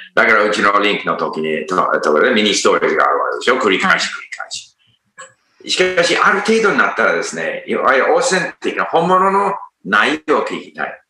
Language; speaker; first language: Japanese; non-native, fluent; English